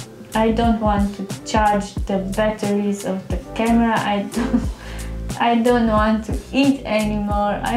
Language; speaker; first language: English; non-native, learner; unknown